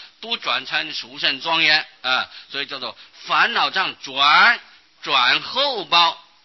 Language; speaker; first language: Chinese; non-native, local second language; Hakka Chinese